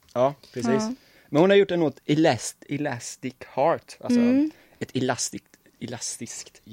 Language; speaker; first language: Swedish; native; Swedish